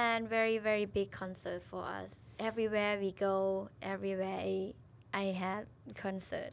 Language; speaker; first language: English; non-native, learner; Thai